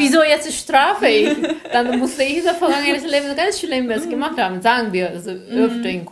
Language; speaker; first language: German; non-native, learner; Korean